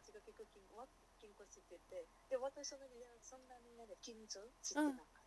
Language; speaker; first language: Japanese; non-native, learner; Nepali